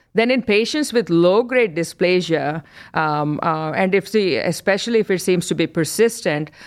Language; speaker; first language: English; non-native, local second language; Telugu